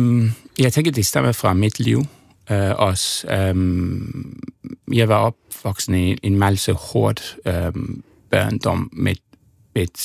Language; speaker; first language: Danish; non-native, fluent; English